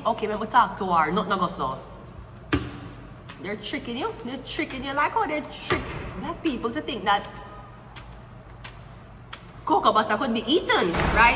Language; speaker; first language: English; native; English